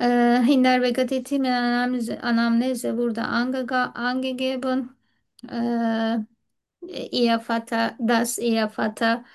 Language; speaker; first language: German; non-native, learner; Turkish